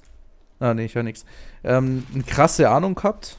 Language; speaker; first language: German; native; German